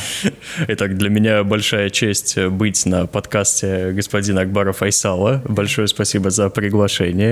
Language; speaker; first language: Russian; non-native, fluent; Indonesian